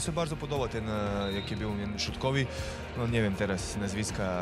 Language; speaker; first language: Polish; non-native, learner; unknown